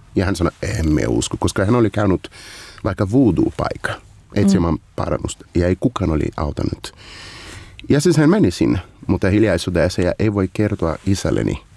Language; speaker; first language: Finnish; non-native, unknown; Portuguese